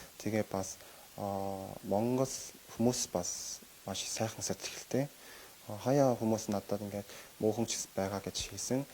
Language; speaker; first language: Mongolian; non-native, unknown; Korean